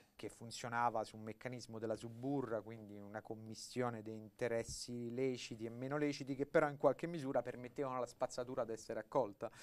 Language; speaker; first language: Italian; native; Italian